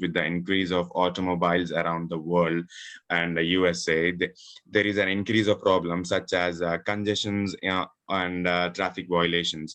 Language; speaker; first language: English; non-native, local second language; Urdu